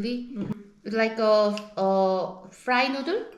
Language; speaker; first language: English; non-native, learner; Korean